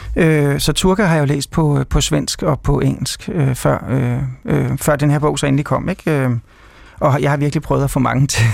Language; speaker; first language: Danish; native; Danish